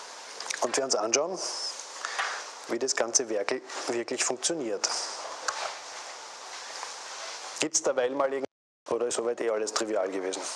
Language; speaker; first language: German; native; German